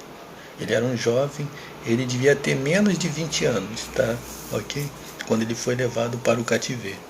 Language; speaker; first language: Portuguese; native; Portuguese